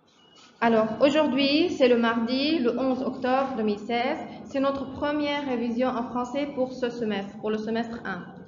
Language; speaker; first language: French; non-native, fluent; Arabic